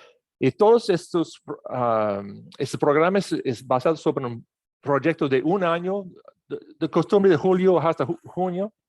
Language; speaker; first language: Spanish; non-native, fluent; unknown